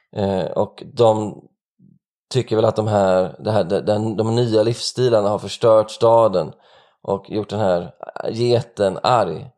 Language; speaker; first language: Swedish; native; Swedish